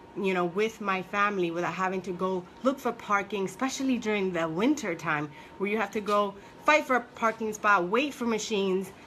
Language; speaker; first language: English; early bilingual, other home language; Spanish